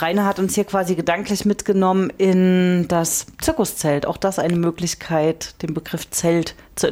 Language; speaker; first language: German; native; German